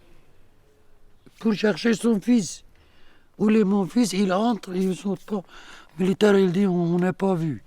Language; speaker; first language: French; non-native, learner; Kurdish